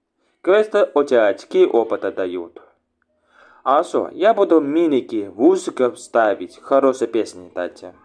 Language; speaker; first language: Russian; non-native, local second language; Latvian